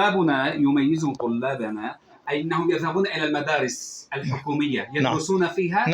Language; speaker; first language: Arabic; native; Arabic